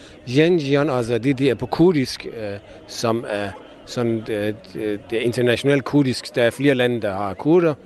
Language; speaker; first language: Danish; non-native, fluent; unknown